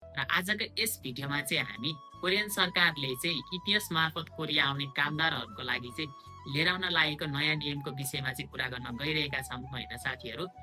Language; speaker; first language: Nepali; native; Nepali